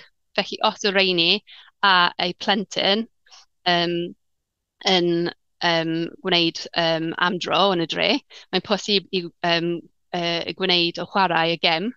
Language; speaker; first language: Welsh; non-native, learner; English